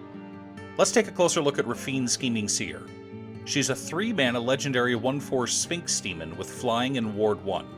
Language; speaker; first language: English; native; English